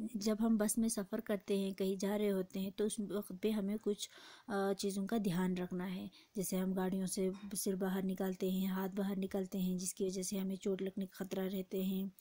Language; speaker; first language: Hindi; non-native, local second language; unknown